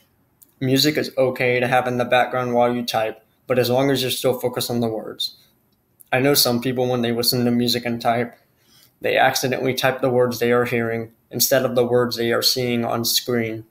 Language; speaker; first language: English; native; English